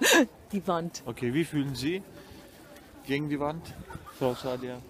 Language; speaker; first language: German; non-native, fluent; Turkish